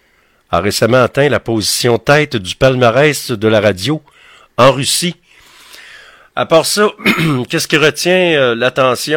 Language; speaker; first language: French; native; French